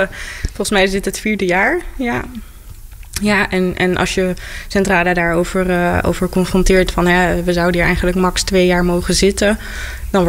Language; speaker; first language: Dutch; native; Dutch